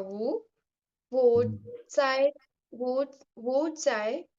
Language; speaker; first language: Chinese; non-native, learner; Urdu